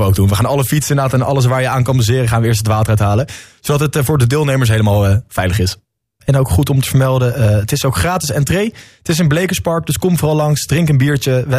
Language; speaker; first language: Dutch; native; Dutch